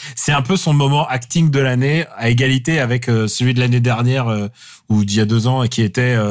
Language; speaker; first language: French; non-native, fluent; Russian